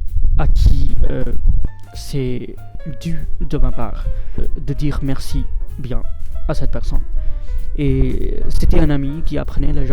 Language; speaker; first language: French; non-native, fluent; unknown